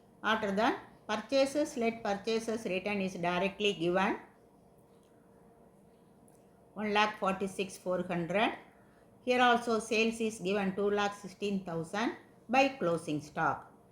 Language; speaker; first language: English; non-native, local second language; Tamil